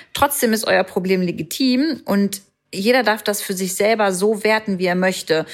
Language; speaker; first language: German; native; German